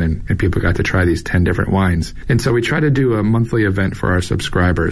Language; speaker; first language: English; native; English